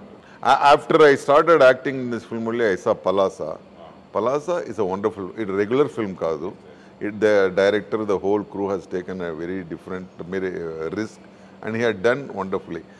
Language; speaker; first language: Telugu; non-native, fluent; Tamil